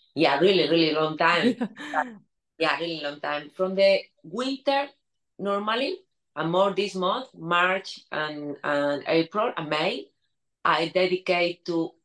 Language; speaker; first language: English; non-native, learner; Spanish